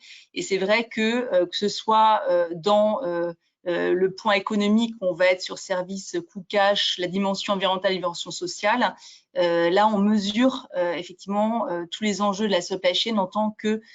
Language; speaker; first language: French; native; French